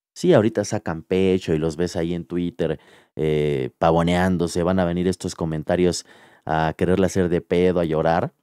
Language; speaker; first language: Spanish; native; Spanish